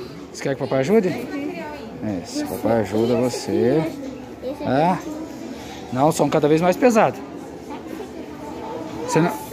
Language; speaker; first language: Portuguese; native; Portuguese